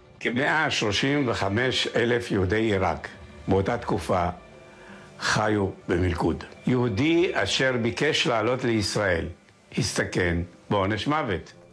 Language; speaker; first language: Hebrew; early bilingual, other home language; Arabic